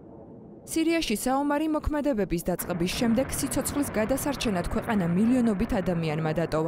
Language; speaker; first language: Georgian; native; Georgian